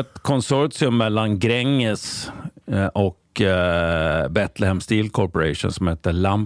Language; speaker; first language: Swedish; native; Swedish